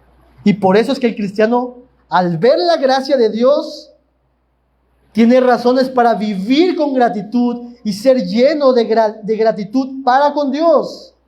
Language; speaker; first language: Spanish; native; Spanish